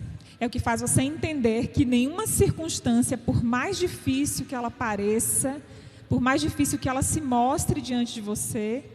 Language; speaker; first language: Portuguese; native; Portuguese